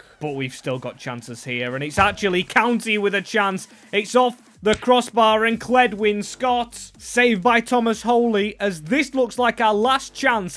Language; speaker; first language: English; native; English